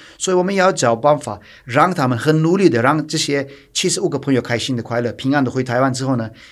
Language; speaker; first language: Chinese; non-native, fluent; Turkish